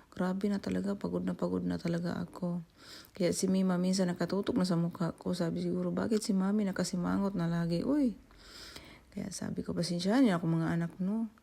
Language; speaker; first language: Filipino; native; Filipino